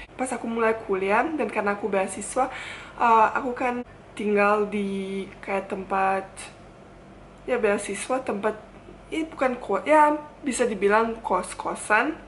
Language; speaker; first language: Indonesian; non-native, fluent; Bosnian